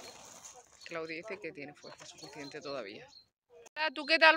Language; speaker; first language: Spanish; native; Spanish